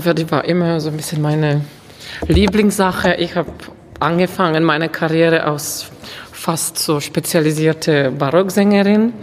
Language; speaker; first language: German; non-native, fluent; Czech